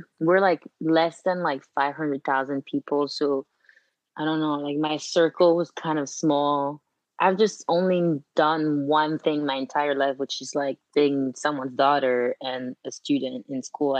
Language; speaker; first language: English; non-native, fluent; French